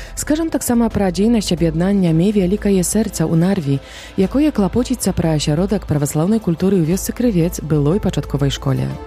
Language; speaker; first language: Belarusian; native; Belarusian